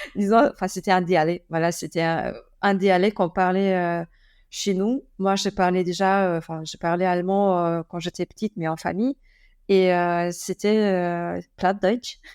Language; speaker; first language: French; non-native, fluent; Russian